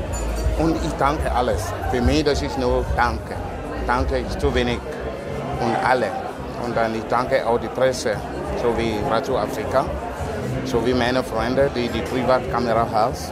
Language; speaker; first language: German; non-native, learner; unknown